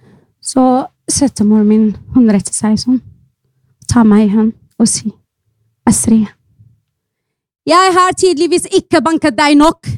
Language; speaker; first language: Norwegian; non-native, fluent; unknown